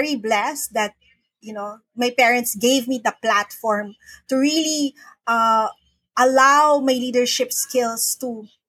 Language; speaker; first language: English; non-native, local second language; Filipino